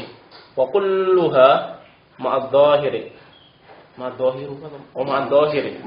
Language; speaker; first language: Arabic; non-native, learner; Indonesian